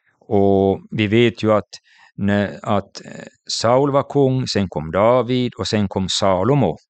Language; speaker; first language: Swedish; native; Swedish